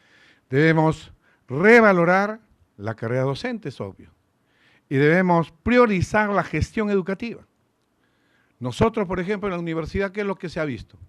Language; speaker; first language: Spanish; native; Spanish